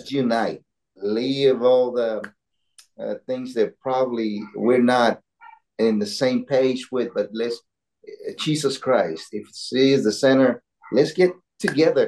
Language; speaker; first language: English; non-native, learner; Spanish